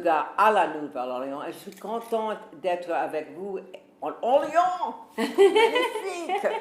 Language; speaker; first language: French; non-native, fluent; English